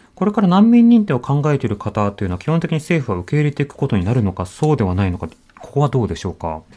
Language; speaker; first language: Japanese; native; Japanese